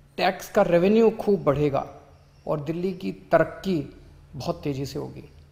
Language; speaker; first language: Hindi; native; Hindi